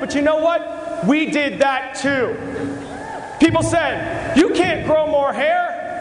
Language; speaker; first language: English; native; English